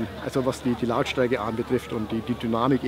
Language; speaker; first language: German; native; German